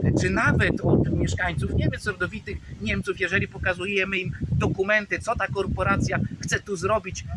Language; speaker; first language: Polish; native; Polish